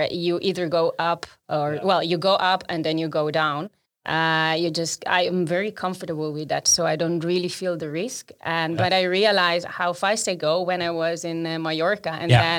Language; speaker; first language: English; non-native, fluent; Italian